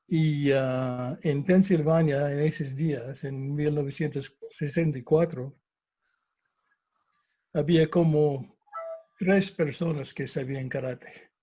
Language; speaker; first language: Spanish; non-native, fluent; English